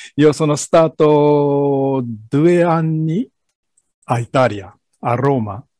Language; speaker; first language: Italian; non-native, learner; Japanese